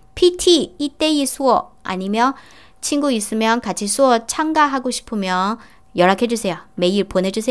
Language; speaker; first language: Korean; non-native, fluent; Chinese